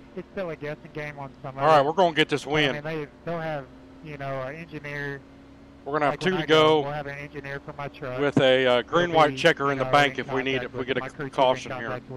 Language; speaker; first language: English; native; English